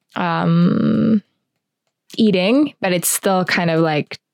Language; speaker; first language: English; non-native, fluent; Finnish